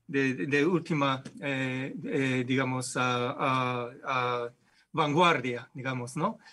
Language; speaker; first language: Spanish; non-native, fluent; Japanese